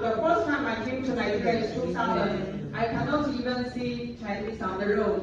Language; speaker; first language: English; non-native, learner; Chinese